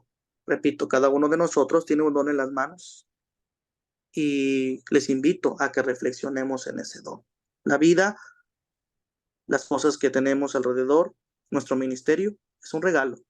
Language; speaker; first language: Spanish; native; Spanish